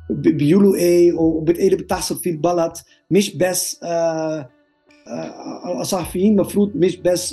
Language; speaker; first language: Arabic; non-native, learner; Dutch